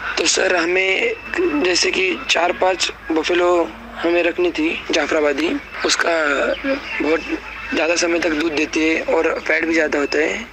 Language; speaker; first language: Hindi; non-native, local second language; Marathi